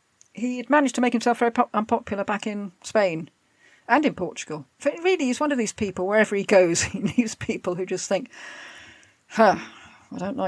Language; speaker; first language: English; native; English